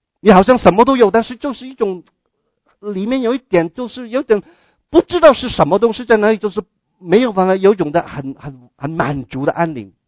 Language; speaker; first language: Chinese; non-native, local second language; Cantonese